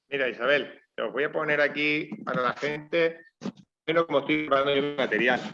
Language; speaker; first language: Spanish; native; Spanish